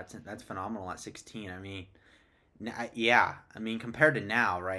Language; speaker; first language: English; native; English